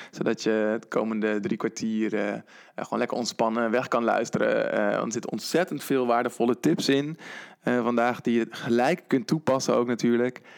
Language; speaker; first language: Dutch; native; Dutch